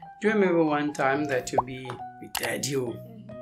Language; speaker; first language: English; non-native, learner; Portuguese